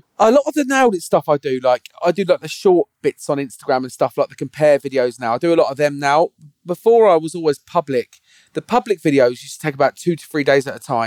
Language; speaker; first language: English; native; English